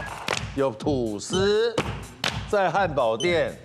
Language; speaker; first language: Chinese; native; Chinese